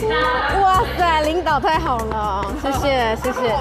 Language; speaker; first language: Chinese; native; Chinese